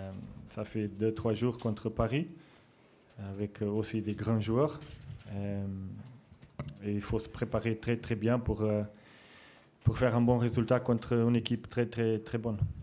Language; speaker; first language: French; non-native, fluent; Portuguese